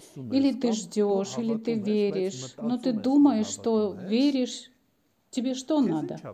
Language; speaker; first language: Russian; non-native, local second language; Armenian